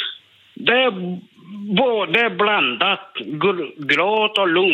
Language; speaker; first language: Swedish; non-native, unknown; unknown